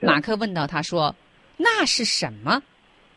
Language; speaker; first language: Chinese; native; Chinese